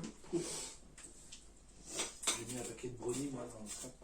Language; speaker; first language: French; native; French